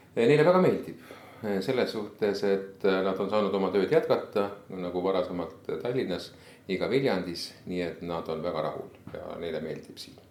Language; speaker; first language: Estonian; native; Estonian